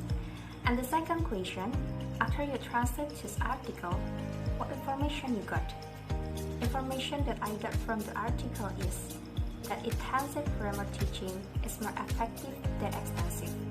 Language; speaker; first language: English; non-native, learner; Indonesian